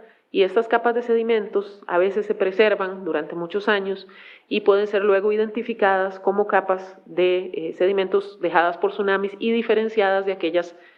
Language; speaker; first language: Spanish; native; Spanish